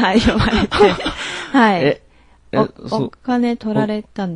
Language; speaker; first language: Japanese; non-native, fluent; Chinese